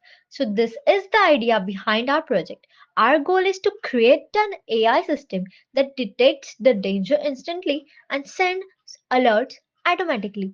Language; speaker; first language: English; non-native, learner; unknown